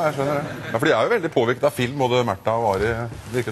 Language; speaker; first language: Norwegian; native; Norwegian